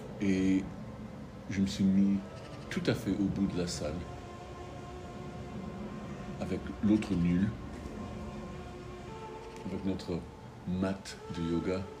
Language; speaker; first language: French; non-native, fluent; English